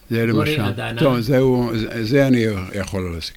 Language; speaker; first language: Hebrew; non-native, fluent; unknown